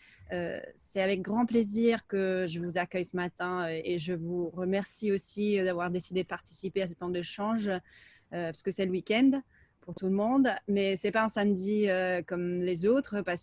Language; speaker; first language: French; native; French